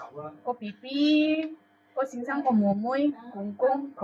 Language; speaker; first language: Cantonese; non-native, learner; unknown